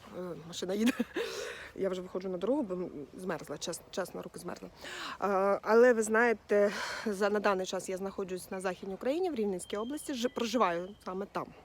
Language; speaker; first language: Ukrainian; non-native, local second language; Russian